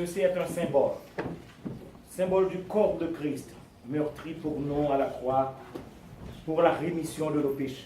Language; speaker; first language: French; non-native, local second language; Haitian Creole